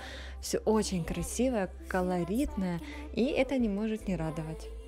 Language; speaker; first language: Russian; native; Russian